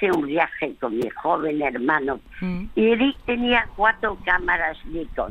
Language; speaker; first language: Spanish; early bilingual, other home language; French